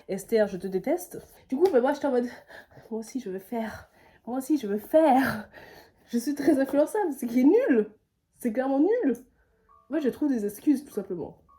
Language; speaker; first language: French; native; French